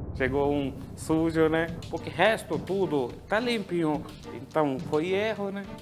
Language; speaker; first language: Portuguese; non-native, learner; Punjabi